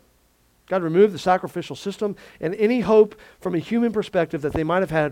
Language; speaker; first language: English; native; English